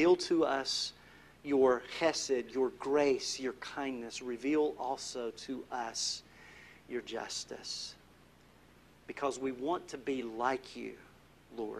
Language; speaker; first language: English; native; English